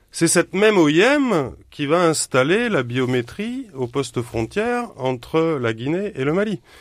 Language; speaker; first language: French; native; French